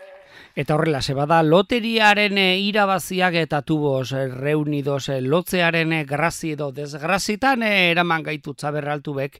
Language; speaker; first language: Basque; native; Basque